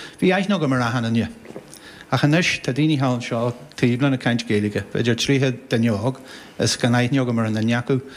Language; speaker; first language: Irish; native; Irish